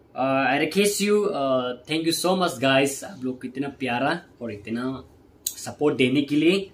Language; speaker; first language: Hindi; non-native, local second language; Kok Borok